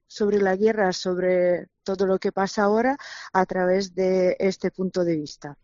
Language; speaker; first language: Spanish; non-native, fluent; Ukrainian